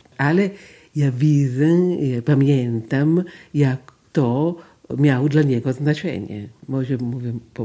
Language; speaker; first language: Polish; non-native, learner; Italian